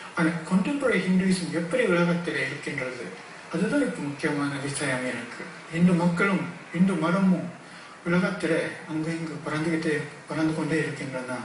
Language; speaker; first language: Tamil; non-native, fluent; Japanese